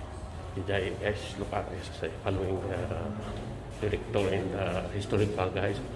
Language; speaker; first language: English; non-native, learner; Filipino